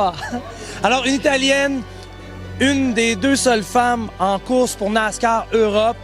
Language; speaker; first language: French; native; French